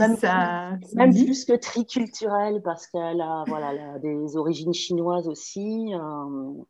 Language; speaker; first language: French; native; French